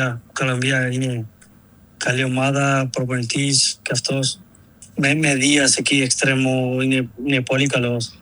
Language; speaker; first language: Greek; non-native, learner; Spanish